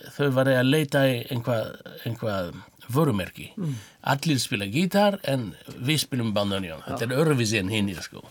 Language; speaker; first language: Icelandic; non-native, fluent; French